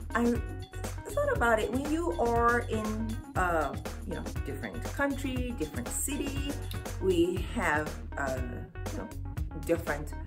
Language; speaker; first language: English; non-native, fluent; Japanese